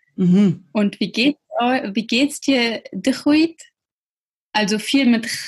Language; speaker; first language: German; early bilingual, other home language; Russian